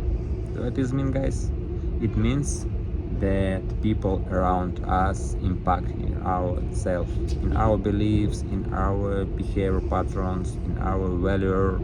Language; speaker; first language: English; non-native, learner; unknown